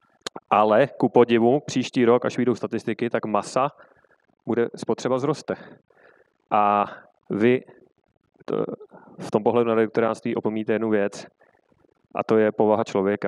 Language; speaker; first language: Czech; native; Czech